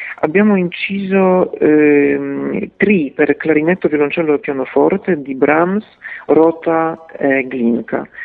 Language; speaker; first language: Italian; non-native, fluent; Polish